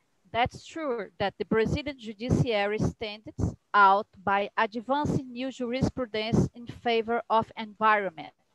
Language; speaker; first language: English; non-native, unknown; Portuguese